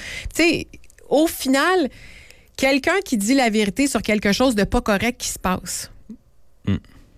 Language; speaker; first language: French; native; French